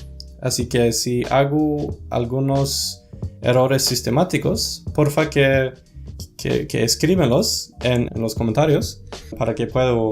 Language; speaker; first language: Spanish; non-native, fluent; Swedish